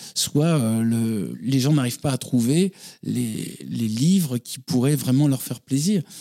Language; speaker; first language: French; native; French